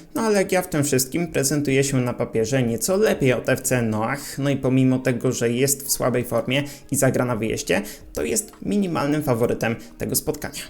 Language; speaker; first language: Polish; native; Polish